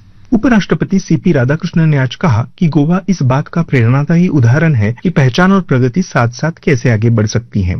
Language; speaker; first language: Hindi; native; Hindi